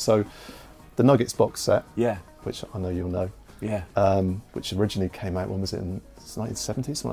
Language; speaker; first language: English; native; English